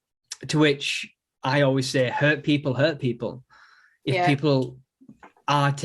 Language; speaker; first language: English; native; English